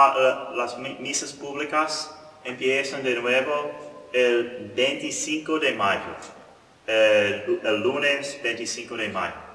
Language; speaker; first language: Spanish; non-native, learner; English